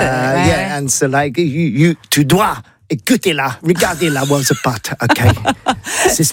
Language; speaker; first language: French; non-native, learner; English